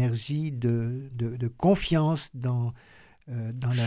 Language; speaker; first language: French; native; French